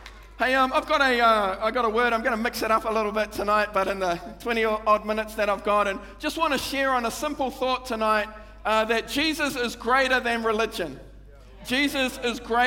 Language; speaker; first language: English; native; English